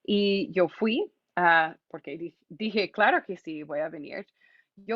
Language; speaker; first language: Spanish; non-native, fluent; English